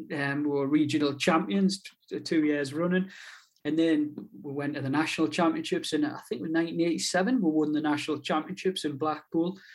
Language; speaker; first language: English; native; English